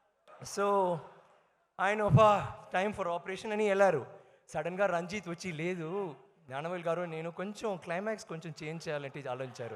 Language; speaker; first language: Telugu; non-native, learner; Tamil